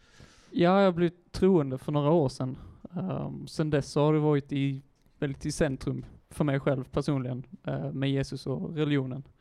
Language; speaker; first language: Swedish; native; Swedish